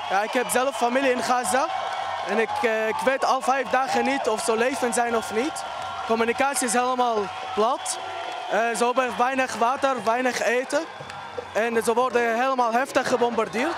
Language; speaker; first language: Dutch; non-native, fluent; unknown